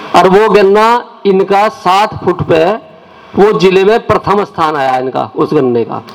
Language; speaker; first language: Hindi; native; Hindi